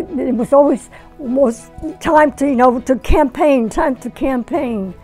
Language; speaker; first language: English; native; English